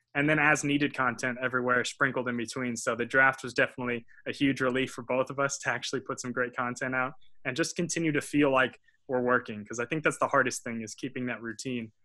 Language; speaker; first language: English; native; English